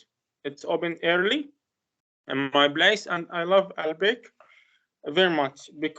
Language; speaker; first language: English; non-native, learner; Arabic